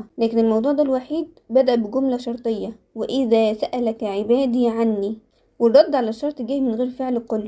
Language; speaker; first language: Arabic; native; Arabic